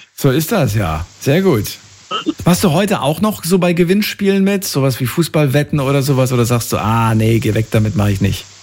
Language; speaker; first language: German; native; German